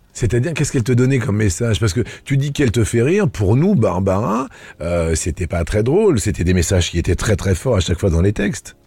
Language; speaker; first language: French; native; French